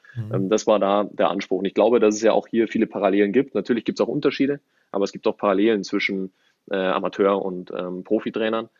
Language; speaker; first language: German; native; German